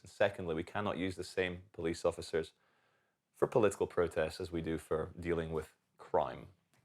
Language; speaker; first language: English; native; English